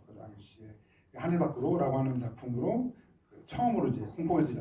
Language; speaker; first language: Korean; native; Korean